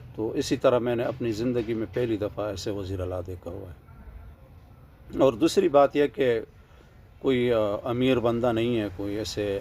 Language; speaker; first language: Urdu; non-native, local second language; Pashto